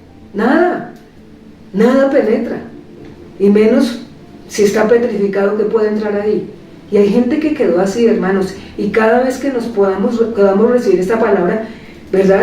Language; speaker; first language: Spanish; native; Spanish